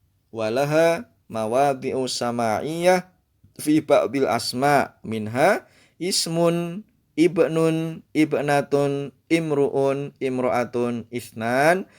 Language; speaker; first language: Arabic; non-native, fluent; Indonesian